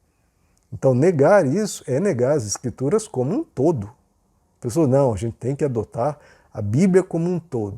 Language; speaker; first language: Portuguese; native; Portuguese